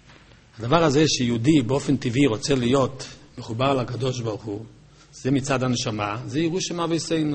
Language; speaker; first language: Hebrew; native; Hebrew